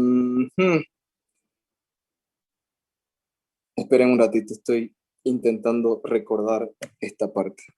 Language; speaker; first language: Spanish; native; Spanish